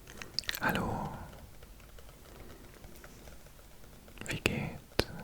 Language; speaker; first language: German; non-native, learner; English